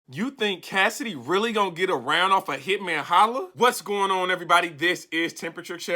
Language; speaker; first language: English; native; English